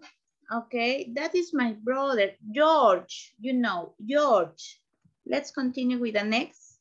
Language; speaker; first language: English; non-native, learner; Spanish